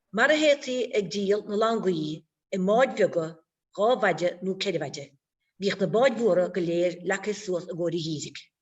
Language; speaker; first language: Irish; native; Irish